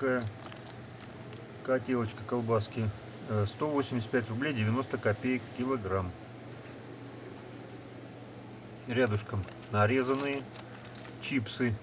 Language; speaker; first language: Russian; native; Russian